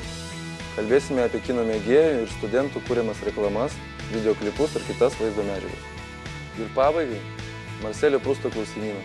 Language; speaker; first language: Lithuanian; native; Lithuanian